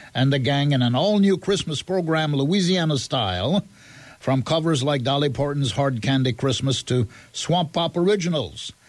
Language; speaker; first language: English; early bilingual, other home language; French